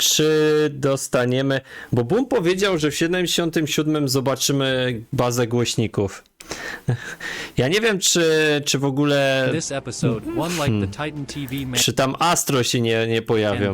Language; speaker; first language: Polish; native; Polish